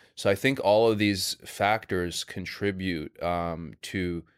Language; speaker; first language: English; non-native, fluent; Swedish